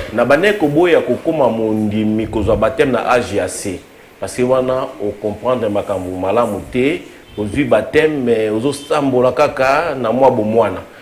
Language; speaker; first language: Lingala; native; Lingala